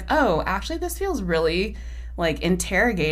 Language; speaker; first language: English; native; English